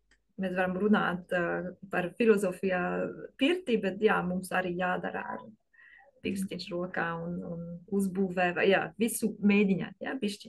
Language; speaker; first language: Latvian; non-native, learner; French